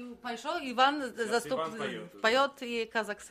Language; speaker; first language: Russian; non-native, fluent; Polish